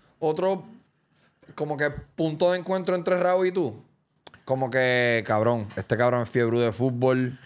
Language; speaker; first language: Spanish; native; Spanish